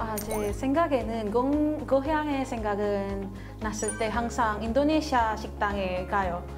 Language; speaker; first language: Korean; non-native, fluent; Indonesian